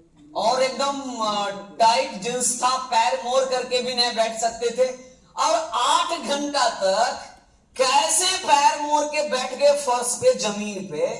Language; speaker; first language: Hindi; native; Hindi